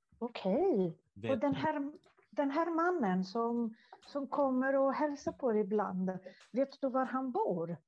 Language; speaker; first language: Swedish; non-native, fluent; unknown